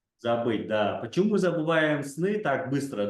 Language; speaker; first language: Russian; non-native, local second language; Kazakh